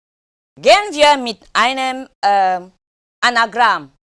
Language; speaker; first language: German; non-native, learner; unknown